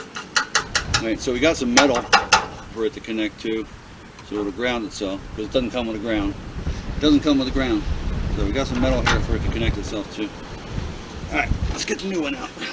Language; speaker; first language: English; native; English